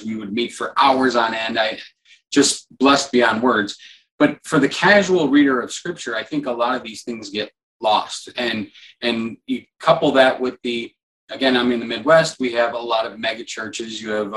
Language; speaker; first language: English; native; English